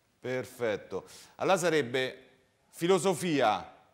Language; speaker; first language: Italian; native; Italian